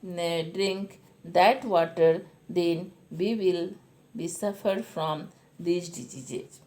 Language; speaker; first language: English; non-native, local second language; Hindi